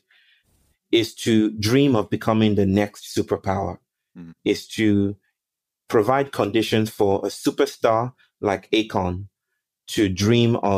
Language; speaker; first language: English; non-native, local second language; Yoruba